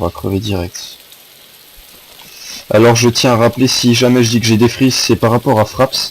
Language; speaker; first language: French; native; French